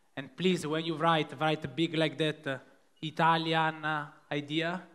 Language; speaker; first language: English; non-native, fluent; Italian